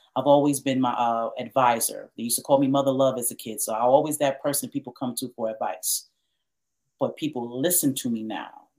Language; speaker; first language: English; native; English